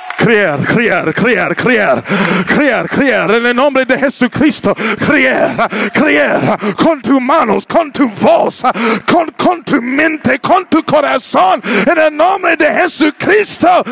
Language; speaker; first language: Spanish; non-native, learner; English